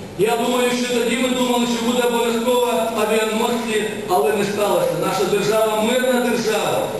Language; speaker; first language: Ukrainian; non-native, local second language; Russian